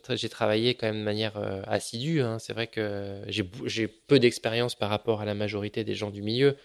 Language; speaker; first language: French; native; French